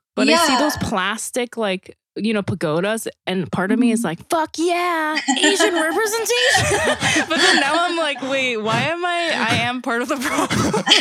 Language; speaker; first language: English; non-native, fluent; Korean